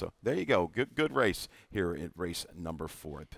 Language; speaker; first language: English; native; English